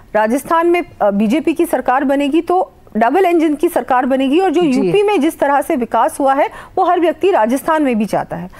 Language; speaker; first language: Hindi; native; Hindi